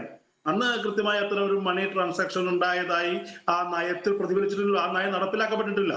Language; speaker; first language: Malayalam; native; Malayalam